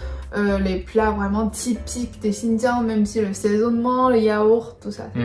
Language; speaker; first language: French; non-native, learner; Chinese